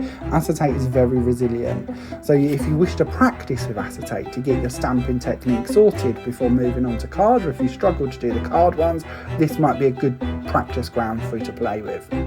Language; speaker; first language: English; native; English